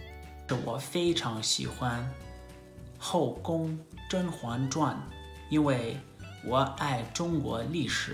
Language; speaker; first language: Chinese; non-native, learner; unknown